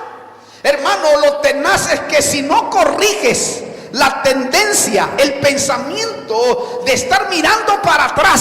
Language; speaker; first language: Spanish; native; Spanish